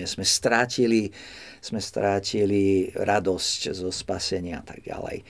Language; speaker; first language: Slovak; non-native, fluent; English